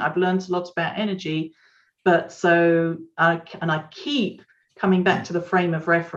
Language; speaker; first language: English; native; English